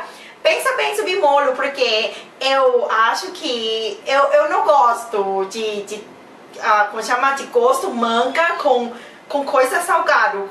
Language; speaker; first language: Portuguese; non-native, fluent; Thai